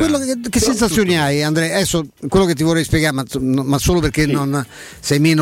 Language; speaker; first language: Italian; native; Italian